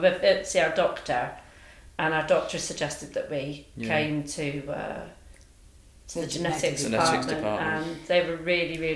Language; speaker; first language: English; native; English